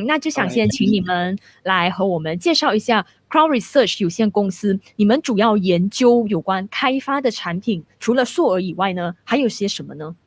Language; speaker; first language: Chinese; native; Chinese